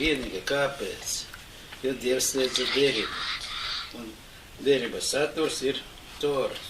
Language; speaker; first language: Latvian; non-native, local second language; Russian